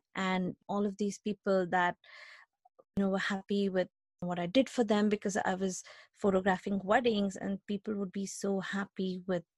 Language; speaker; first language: English; non-native, local second language; Hindi